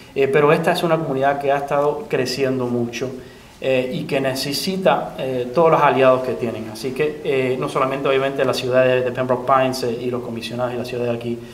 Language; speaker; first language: Spanish; early bilingual, other home language; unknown